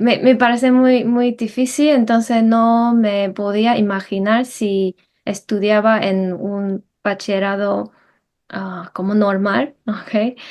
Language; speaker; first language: Spanish; non-native, fluent; Chinese